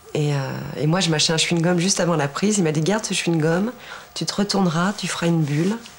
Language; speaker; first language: French; native; French